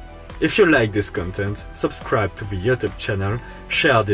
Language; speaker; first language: English; non-native, fluent; French